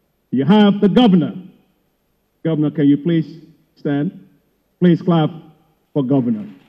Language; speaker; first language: English; non-native, local second language; Yoruba